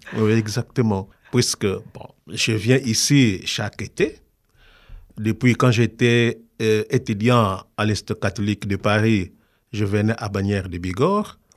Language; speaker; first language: French; non-native, local second language; Kongo